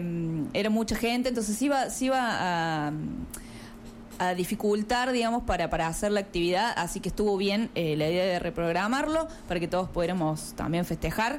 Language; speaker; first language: Spanish; native; Spanish